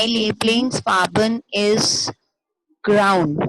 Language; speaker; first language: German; non-native, learner; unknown